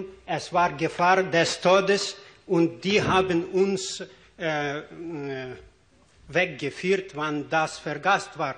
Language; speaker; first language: German; non-native, fluent; Ukrainian